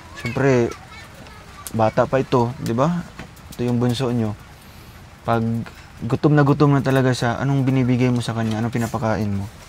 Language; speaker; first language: Filipino; non-native, local second language; Cebuano